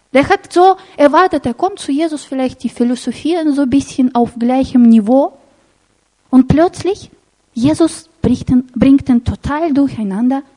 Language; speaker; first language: German; non-native, fluent; Russian